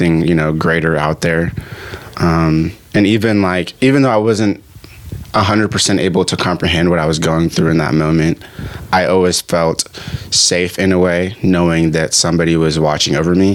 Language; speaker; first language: English; early bilingual, other home language; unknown